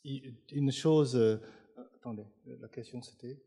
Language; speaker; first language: French; non-native, fluent; Chinese